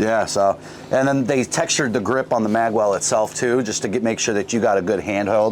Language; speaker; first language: English; native; English